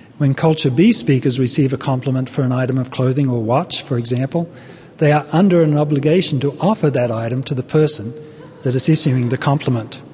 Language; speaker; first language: English; native; English